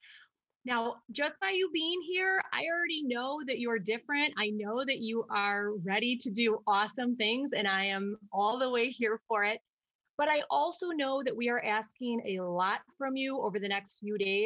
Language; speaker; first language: English; native; English